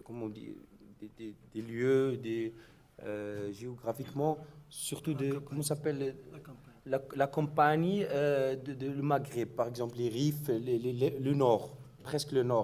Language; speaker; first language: French; non-native, learner; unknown